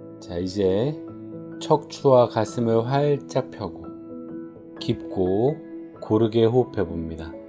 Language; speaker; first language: Korean; native; Korean